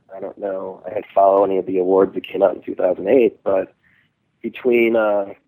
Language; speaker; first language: English; early bilingual, other home language; Hindi